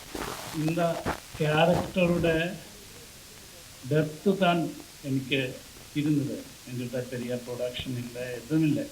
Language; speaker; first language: Tamil; non-native, learner; Malayalam